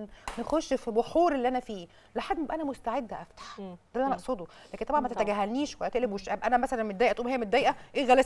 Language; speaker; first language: Arabic; native; Arabic